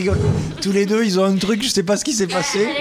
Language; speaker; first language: French; native; French